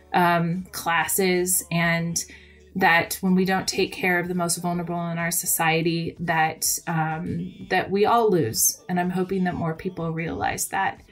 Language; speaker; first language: English; native; English